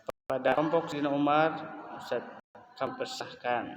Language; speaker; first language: Indonesian; native; Indonesian